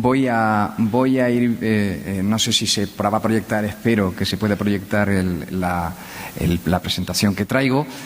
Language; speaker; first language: Spanish; native; Spanish